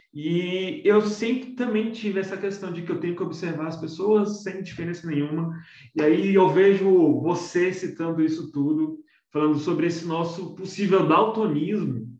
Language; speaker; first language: Portuguese; native; Portuguese